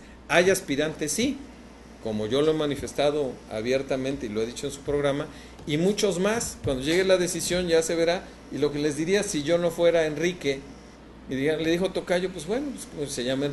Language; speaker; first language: Spanish; native; Spanish